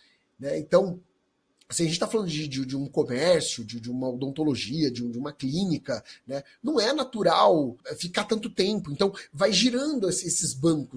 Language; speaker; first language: Portuguese; native; Portuguese